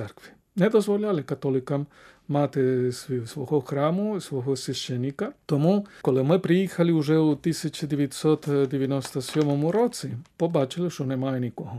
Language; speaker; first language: Ukrainian; non-native, fluent; Spanish